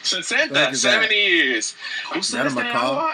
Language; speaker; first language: Spanish; non-native, learner; English